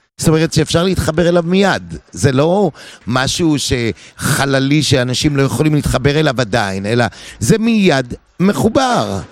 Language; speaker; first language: Hebrew; native; Hebrew